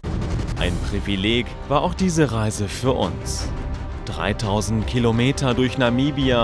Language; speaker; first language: German; native; German